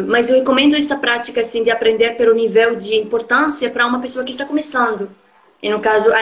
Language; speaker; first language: Portuguese; non-native, fluent; Arabic